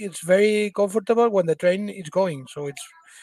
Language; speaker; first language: English; non-native, fluent; Spanish